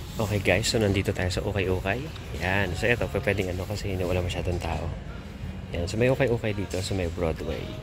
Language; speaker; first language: Filipino; native; Filipino